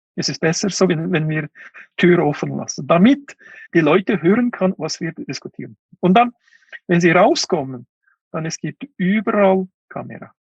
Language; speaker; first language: German; non-native, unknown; Uyghur